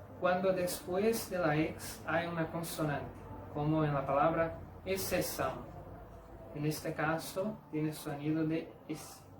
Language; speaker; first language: Spanish; non-native, fluent; Portuguese